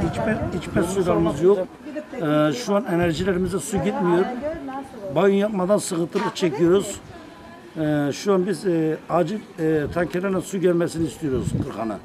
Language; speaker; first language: Turkish; native; Turkish